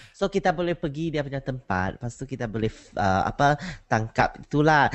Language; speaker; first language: Malay; non-native, local second language; Chinese